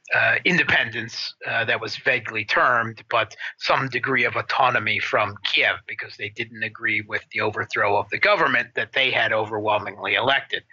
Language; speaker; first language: English; native; English